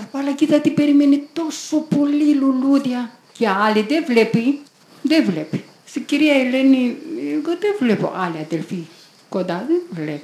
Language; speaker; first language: Greek; non-native, learner; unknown